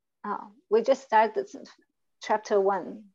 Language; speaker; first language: English; non-native, learner; Chinese